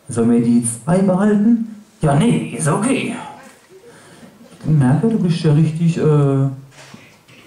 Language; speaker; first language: German; native; German